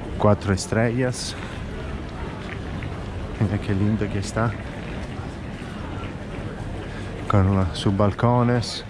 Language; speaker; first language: Spanish; non-native, fluent; Italian